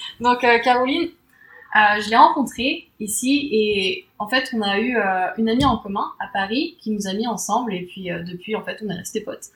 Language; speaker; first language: French; native; French